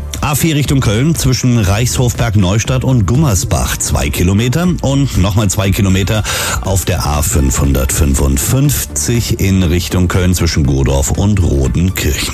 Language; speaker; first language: German; native; German